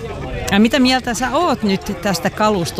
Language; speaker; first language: Finnish; non-native, local second language; Swedish